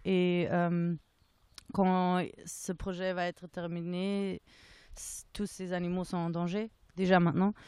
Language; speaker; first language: French; non-native, fluent; German